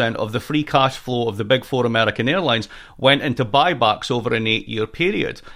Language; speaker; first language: English; native; English